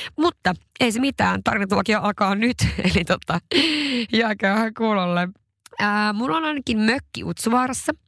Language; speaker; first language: Finnish; non-native, local second language; Swedish